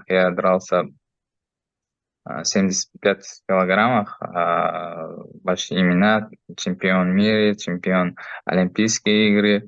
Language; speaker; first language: Russian; non-native, fluent; Uzbek